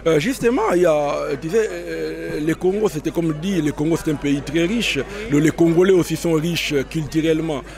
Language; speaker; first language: French; non-native, local second language; Lingala